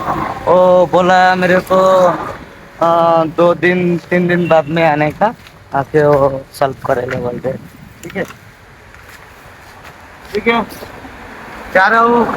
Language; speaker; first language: Hindi; non-native, local second language; Bangla